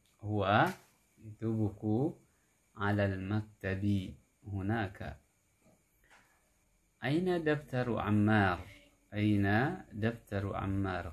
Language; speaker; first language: Arabic; non-native, fluent; Indonesian